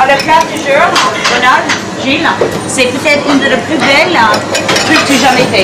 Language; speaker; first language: French; non-native, learner; English